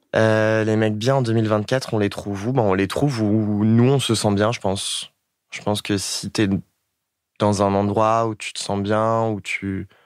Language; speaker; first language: French; native; French